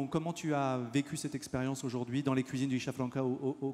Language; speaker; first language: French; native; French